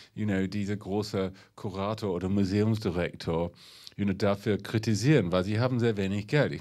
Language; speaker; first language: German; non-native, fluent; English